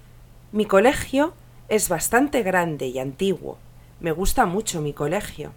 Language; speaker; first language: Spanish; non-native, learner; English